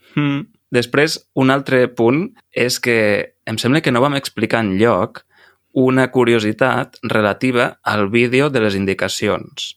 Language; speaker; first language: Catalan; native; Catalan